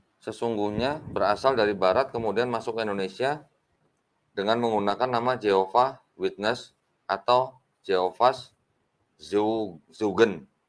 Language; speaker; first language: Indonesian; native; Indonesian